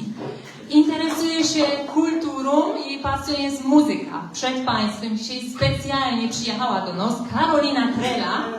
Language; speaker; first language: Polish; native; Polish